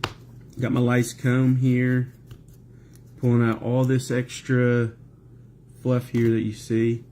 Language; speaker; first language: English; native; English